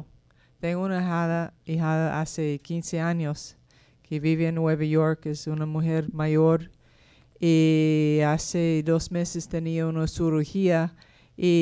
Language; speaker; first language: Spanish; non-native, fluent; English